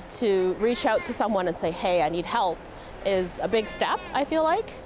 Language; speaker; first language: English; native; English